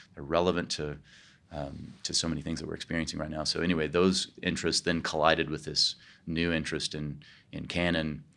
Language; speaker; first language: English; native; English